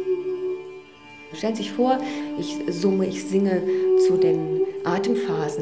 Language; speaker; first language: German; native; German